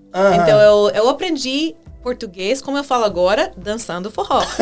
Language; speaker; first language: Portuguese; non-native, fluent; English